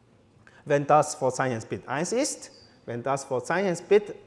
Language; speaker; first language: German; non-native, fluent; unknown